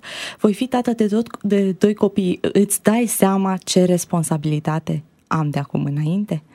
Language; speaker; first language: Romanian; native; Romanian